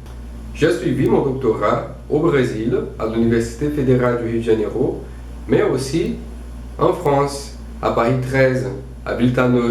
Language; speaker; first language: French; non-native, fluent; Portuguese